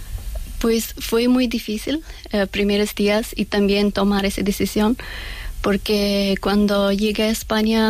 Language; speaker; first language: Spanish; non-native, learner; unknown